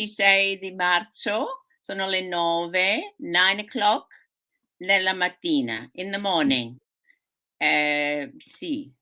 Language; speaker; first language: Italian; early bilingual, heritage; Sicilian